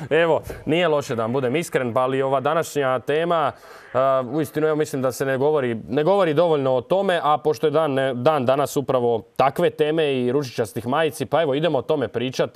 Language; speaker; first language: Serbian; native; Serbian